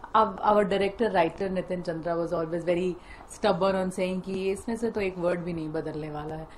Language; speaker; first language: Hindi; native; Hindi